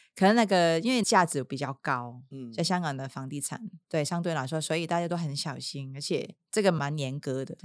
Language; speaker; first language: Chinese; non-native, local second language; Cantonese